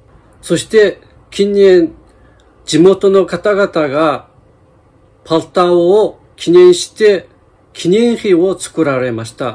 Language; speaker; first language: Japanese; non-native, fluent; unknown